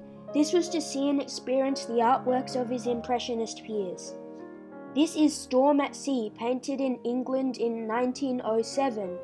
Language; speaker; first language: English; native; English